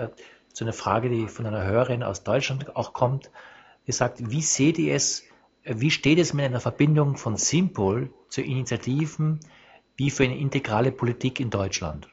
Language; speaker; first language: German; native; German